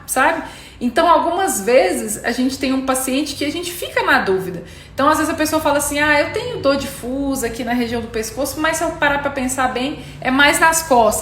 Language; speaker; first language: Portuguese; native; Portuguese